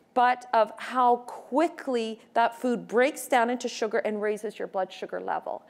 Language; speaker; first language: English; native; English